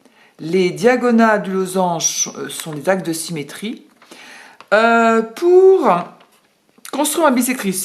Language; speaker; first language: French; native; French